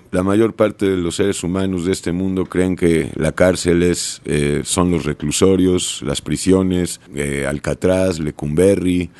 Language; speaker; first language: Spanish; native; Spanish